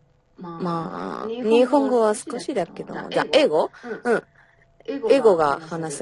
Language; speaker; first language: Japanese; non-native, learner; Spanish